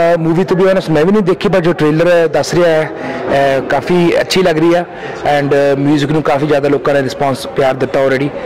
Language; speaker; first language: Punjabi; early bilingual, heritage; Punjabi